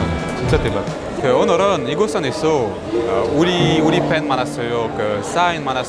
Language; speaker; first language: Korean; non-native, learner; French